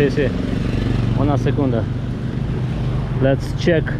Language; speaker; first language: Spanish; non-native, learner; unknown